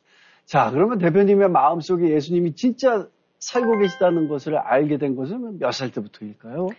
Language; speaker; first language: Korean; native; Korean